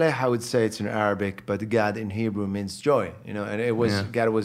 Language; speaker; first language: English; non-native, fluent; Arabic